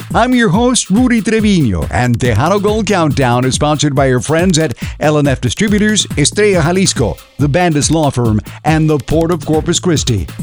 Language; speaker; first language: English; early bilingual, other home language; Spanish